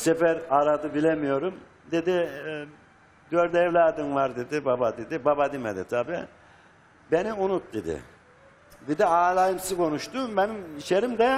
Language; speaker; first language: Turkish; native; Turkish